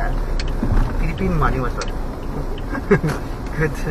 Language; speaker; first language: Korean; non-native, learner; Filipino